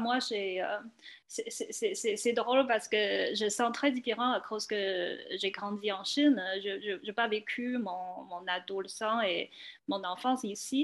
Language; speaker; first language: French; non-native, fluent; Chinese